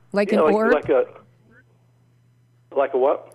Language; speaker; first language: English; early bilingual, other home language; Polish